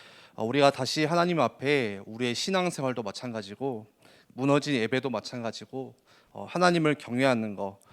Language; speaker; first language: Korean; native; Korean